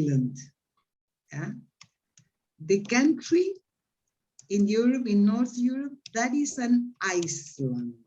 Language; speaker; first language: English; non-native, fluent; Spanish